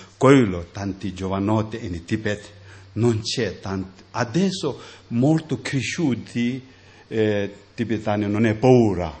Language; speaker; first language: Italian; non-native, learner; Tibetan